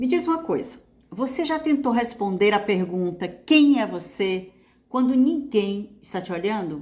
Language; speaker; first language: Portuguese; native; Portuguese